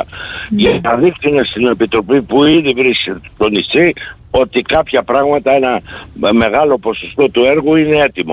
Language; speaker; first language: Greek; native; Greek